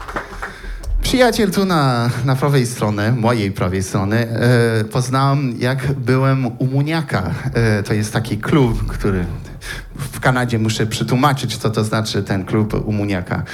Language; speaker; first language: Polish; non-native, learner; French